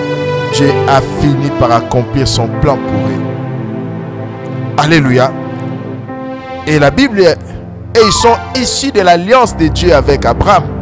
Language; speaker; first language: French; non-native, local second language; Lingala